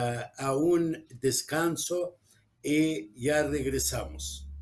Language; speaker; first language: Spanish; non-native, fluent; Arabic